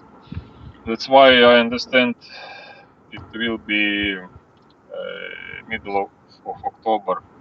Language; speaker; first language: English; non-native, learner; Ukrainian